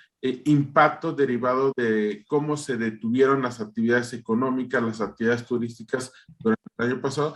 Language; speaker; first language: Spanish; native; Spanish